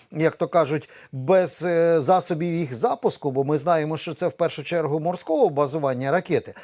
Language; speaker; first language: Ukrainian; native; Ukrainian